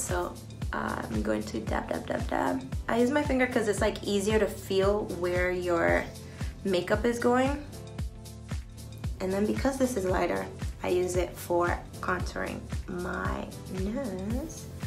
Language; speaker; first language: English; early bilingual, other home language; Spanish